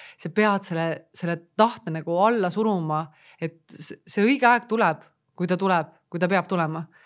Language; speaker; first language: Estonian; native; Estonian